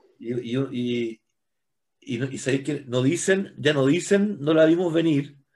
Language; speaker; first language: Spanish; native; Spanish